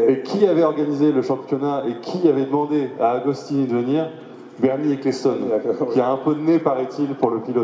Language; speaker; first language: French; native; French